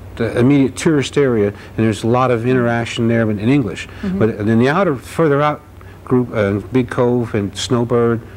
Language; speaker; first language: English; native; English